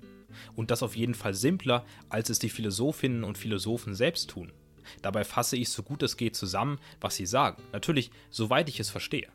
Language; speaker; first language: German; native; German